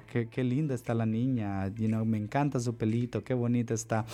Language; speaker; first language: English; non-native, fluent; Spanish